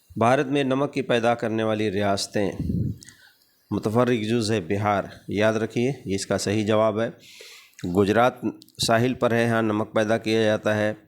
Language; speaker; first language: Urdu; native; Urdu